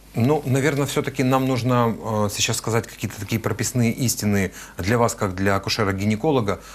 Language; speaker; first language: Russian; native; Russian